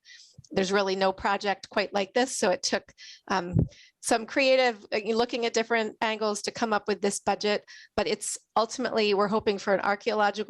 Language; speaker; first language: English; native; English